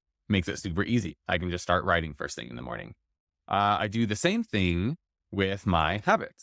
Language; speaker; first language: English; native; English